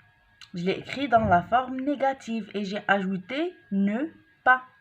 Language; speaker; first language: French; non-native, local second language; Arabic